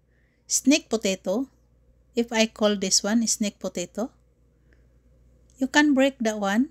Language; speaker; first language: English; non-native, learner; Filipino